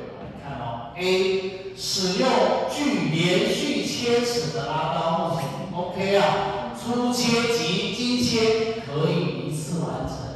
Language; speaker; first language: Chinese; native; Chinese